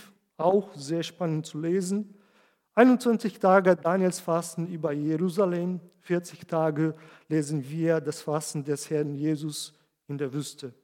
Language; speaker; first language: German; non-native, fluent; Portuguese